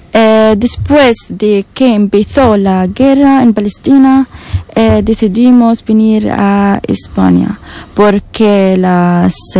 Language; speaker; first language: Spanish; non-native, learner; Arabic